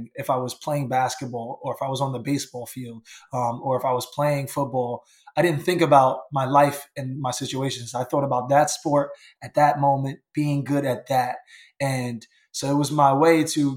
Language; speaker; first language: English; native; English